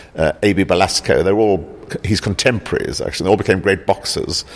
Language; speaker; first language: English; native; English